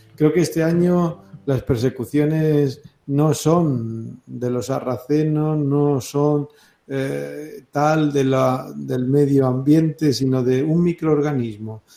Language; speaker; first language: Spanish; native; Spanish